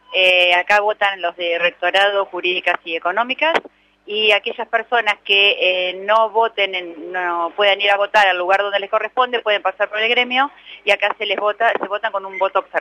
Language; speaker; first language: Spanish; native; Spanish